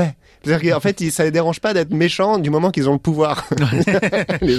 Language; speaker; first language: French; native; French